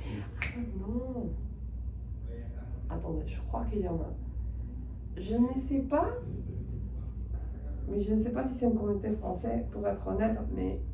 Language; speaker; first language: French; non-native, fluent; Spanish